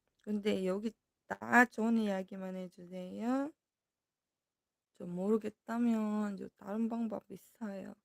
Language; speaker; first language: Korean; non-native, fluent; Filipino